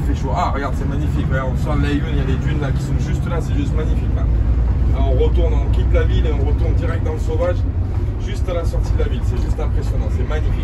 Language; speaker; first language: French; native; French